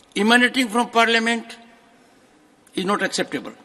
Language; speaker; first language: English; non-native, local second language; Hindi